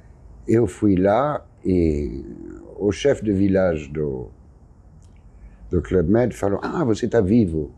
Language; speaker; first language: Portuguese; non-native, fluent; French